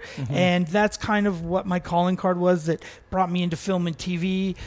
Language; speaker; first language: English; native; English